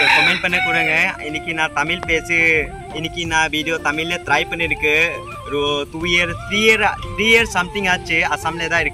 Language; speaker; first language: Tamil; non-native, learner; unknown